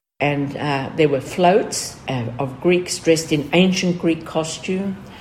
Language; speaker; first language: English; early bilingual, other home language; Greek